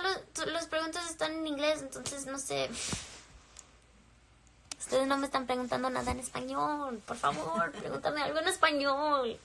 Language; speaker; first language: Spanish; early bilingual, heritage; English